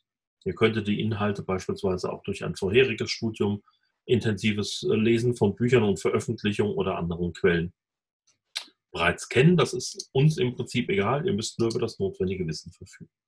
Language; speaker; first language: German; native; German